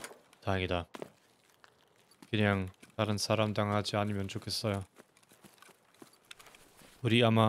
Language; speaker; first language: Korean; non-native, learner; German